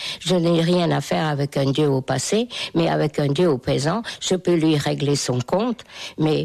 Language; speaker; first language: French; non-native, fluent; Hungarian